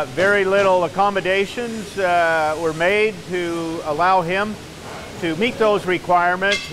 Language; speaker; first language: English; native; English